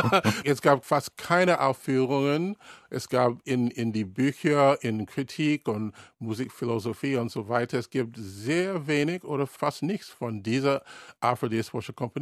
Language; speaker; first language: German; non-native, learner; English